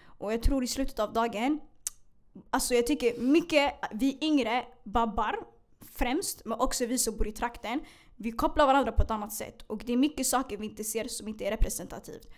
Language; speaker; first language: Swedish; early bilingual, other home language; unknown